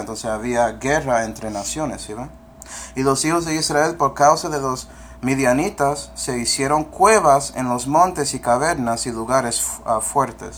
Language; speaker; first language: Spanish; early bilingual, heritage; Spanish